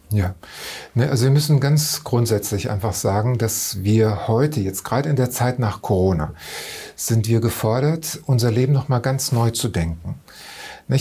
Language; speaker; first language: German; native; German